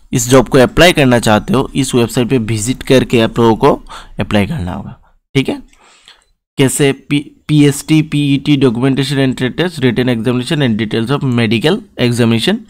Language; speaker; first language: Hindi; non-native, local second language; Bangla